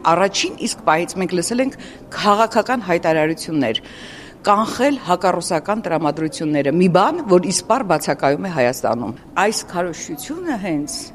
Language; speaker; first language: Armenian; native; Armenian